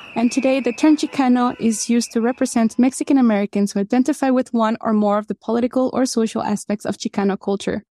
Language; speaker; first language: English; early bilingual, other home language; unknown